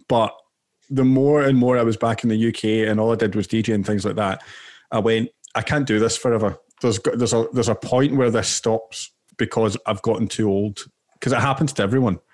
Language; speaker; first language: English; native; English